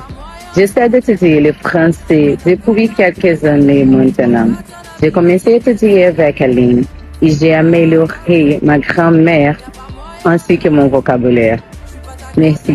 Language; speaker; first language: French; non-native, learner; Portuguese